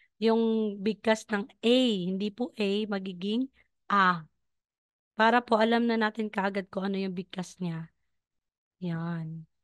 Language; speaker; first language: Filipino; non-native, local second language; Cebuano